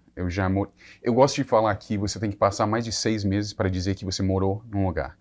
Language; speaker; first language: Portuguese; non-native, fluent; English